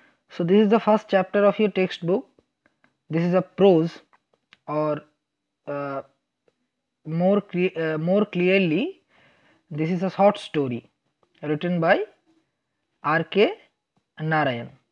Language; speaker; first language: English; non-native, local second language; Bangla